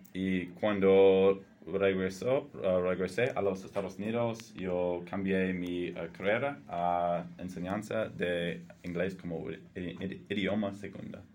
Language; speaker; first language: Spanish; non-native, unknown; English